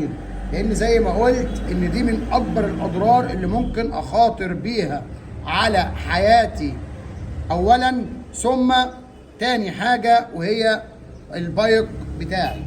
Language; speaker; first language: Arabic; native; Arabic